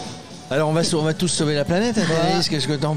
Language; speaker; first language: French; native; French